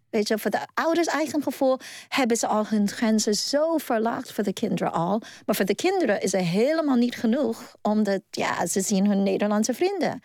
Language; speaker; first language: Dutch; non-native, fluent; Cantonese